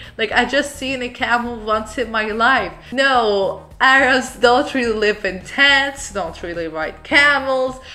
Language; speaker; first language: English; non-native, fluent; Arabic